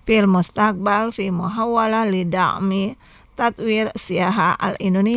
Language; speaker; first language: Arabic; non-native, fluent; Indonesian